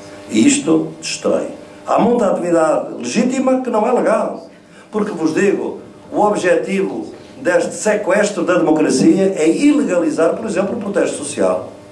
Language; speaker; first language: Portuguese; native; Portuguese